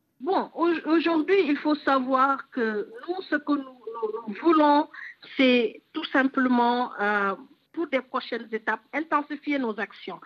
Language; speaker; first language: French; non-native, local second language; Wolof